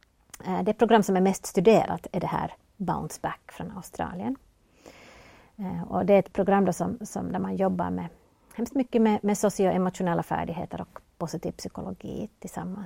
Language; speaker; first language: Swedish; native; Swedish